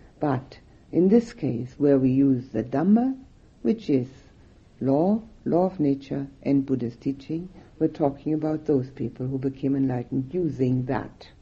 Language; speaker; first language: English; non-native, fluent; German